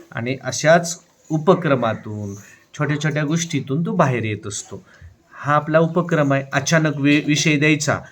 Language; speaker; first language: Marathi; native; Marathi